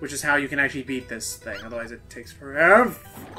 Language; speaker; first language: English; native; English